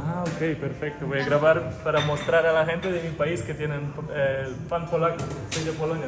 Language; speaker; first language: Spanish; non-native, fluent; Polish